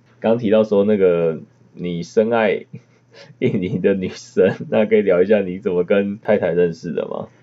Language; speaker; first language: Chinese; native; Chinese